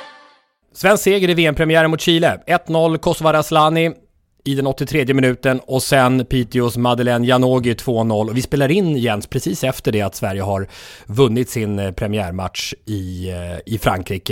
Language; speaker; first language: Swedish; native; Swedish